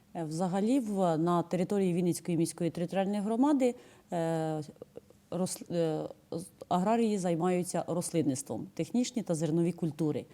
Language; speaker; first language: Ukrainian; native; Ukrainian